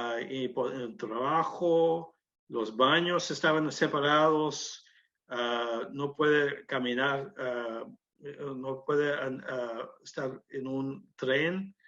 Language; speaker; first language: Spanish; non-native, learner; English